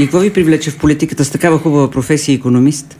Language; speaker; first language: Bulgarian; native; Bulgarian